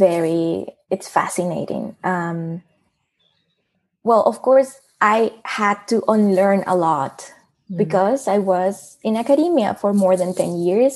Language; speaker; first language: English; non-native, fluent; Spanish